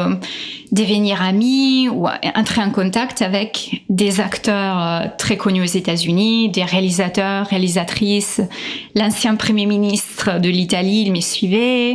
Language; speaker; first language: French; non-native, fluent; Italian